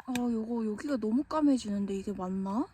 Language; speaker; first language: Korean; native; Korean